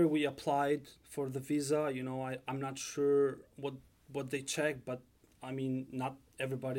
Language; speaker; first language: English; non-native, fluent; Albanian